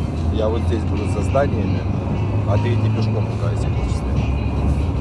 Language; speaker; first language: Russian; native; Russian